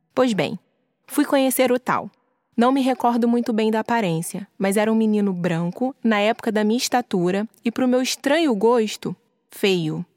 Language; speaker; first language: Portuguese; native; Portuguese